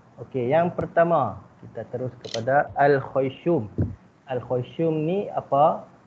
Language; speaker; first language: Malay; native; Malay